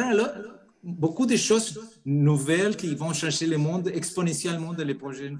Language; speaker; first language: French; non-native, fluent; Spanish